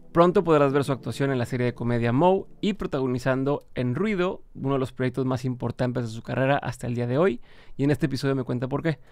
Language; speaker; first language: Spanish; native; Spanish